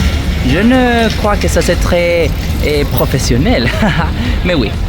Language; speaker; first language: French; non-native, learner; Spanish